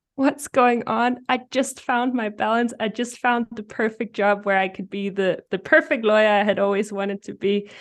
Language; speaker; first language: English; non-native, fluent; Danish